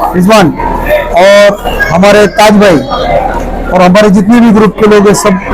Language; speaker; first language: Urdu; native; Urdu